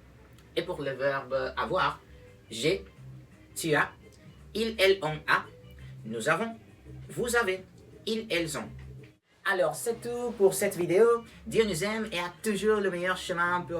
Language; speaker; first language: French; non-native, fluent; Spanish